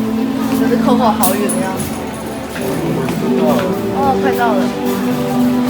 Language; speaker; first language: Chinese; non-native, learner; Filipino